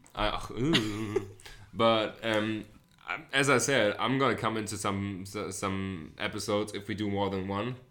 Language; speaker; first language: English; non-native, fluent; German